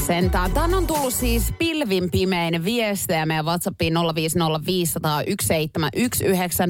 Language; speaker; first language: Finnish; native; Finnish